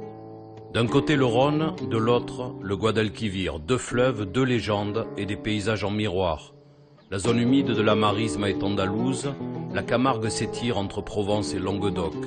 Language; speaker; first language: French; native; French